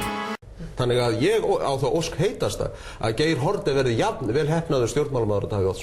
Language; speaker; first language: Icelandic; native; Icelandic